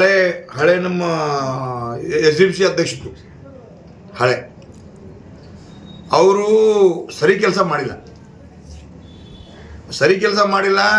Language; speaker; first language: Kannada; non-native, local second language; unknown